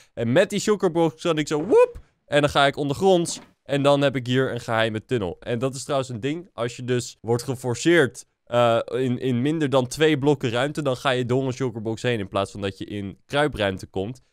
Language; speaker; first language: Dutch; native; Dutch